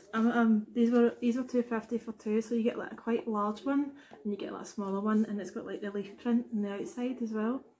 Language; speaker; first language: English; native; English